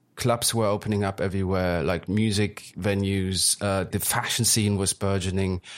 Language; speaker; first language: English; early bilingual, other home language; German